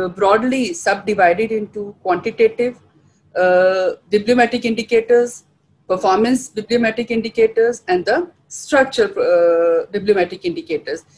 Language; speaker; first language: English; non-native, local second language; Hindi